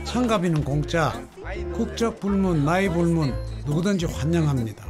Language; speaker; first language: Korean; native; Korean